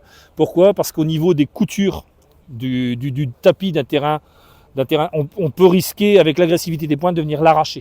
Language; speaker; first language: French; native; French